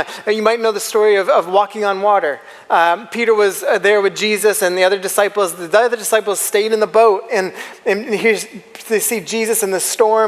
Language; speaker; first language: English; native; English